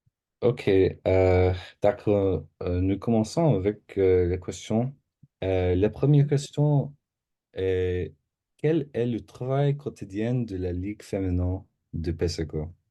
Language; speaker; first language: French; non-native, learner; English